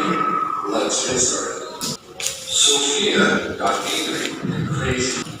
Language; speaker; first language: English; non-native, learner; Indonesian